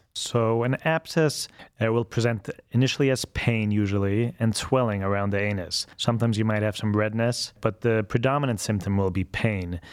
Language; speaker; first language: English; non-native, fluent; German